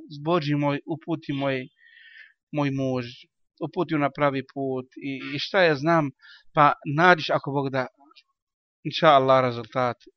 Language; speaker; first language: Bosnian; non-native, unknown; Arabic